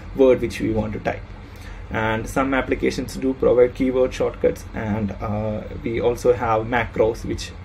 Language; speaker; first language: English; non-native, local second language; Malayalam